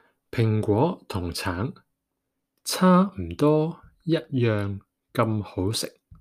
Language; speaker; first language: Cantonese; native; Cantonese